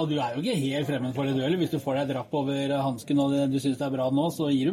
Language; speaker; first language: Norwegian; native; Norwegian